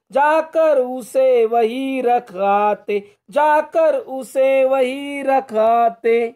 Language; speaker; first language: Hindi; non-native, local second language; Marathi